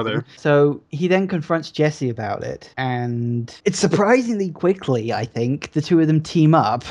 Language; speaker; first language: English; native; English